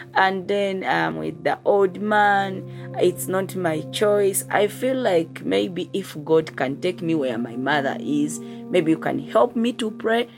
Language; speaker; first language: English; non-native, fluent; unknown